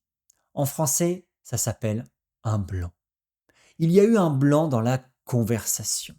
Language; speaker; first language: French; native; French